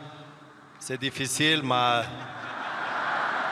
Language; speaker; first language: French; non-native, learner; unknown